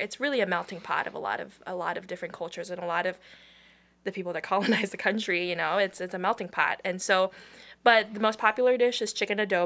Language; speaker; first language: English; non-native, local second language; Filipino